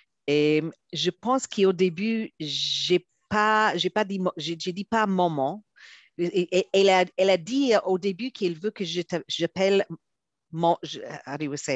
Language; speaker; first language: French; non-native, fluent; Hebrew